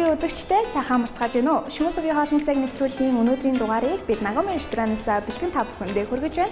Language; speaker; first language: Mongolian; native; Mongolian